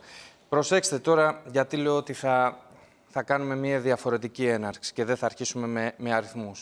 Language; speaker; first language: Greek; native; Greek